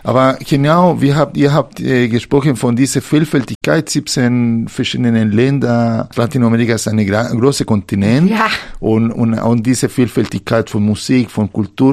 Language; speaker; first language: German; non-native, fluent; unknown